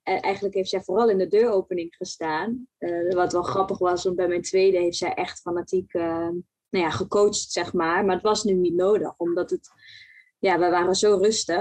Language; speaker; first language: Dutch; native; Dutch